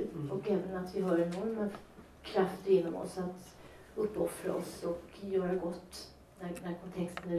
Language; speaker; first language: Swedish; native; Swedish